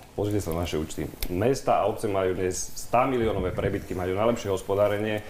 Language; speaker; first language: Slovak; native; Slovak